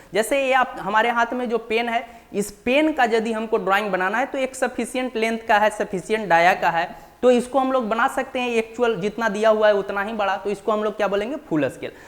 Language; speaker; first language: Hindi; native; Hindi